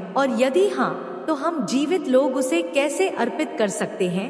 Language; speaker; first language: Hindi; native; Hindi